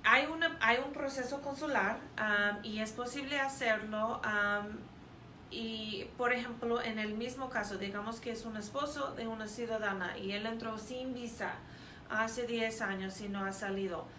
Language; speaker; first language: Spanish; non-native, fluent; English